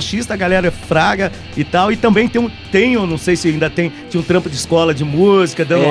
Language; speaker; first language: Portuguese; native; Portuguese